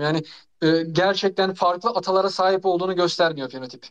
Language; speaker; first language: Turkish; early bilingual, heritage; Turkish